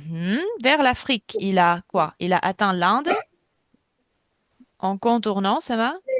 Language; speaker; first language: French; non-native, fluent; Russian